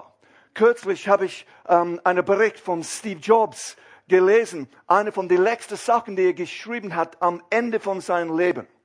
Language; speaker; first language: German; non-native, fluent; English